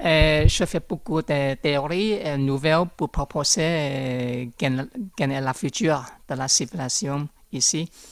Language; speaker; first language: French; non-native, learner; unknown